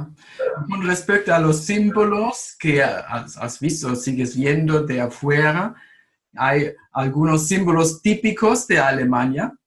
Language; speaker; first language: Spanish; non-native, fluent; German